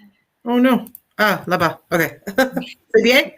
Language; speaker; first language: French; non-native, fluent; English